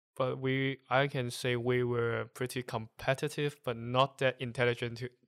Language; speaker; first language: English; non-native, local second language; Cantonese